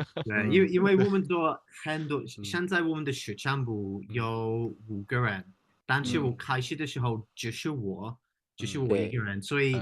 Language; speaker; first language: Chinese; non-native, fluent; English